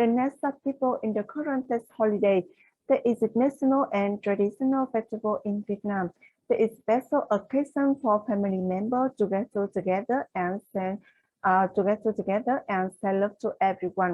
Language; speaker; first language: English; non-native, learner; Vietnamese